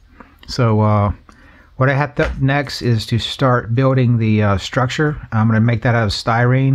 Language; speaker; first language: English; native; English